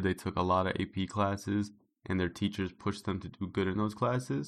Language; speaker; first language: English; native; English